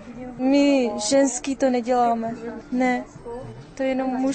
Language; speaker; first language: Czech; non-native, fluent; Mongolian